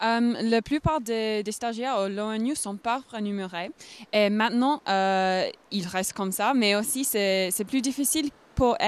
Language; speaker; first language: French; non-native, fluent; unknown